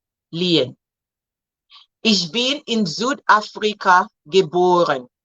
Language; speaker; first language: German; non-native, fluent; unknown